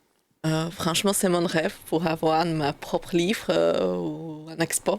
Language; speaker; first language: French; non-native, learner; Slovak